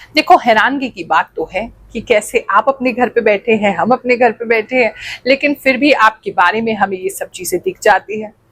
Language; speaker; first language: Hindi; native; Hindi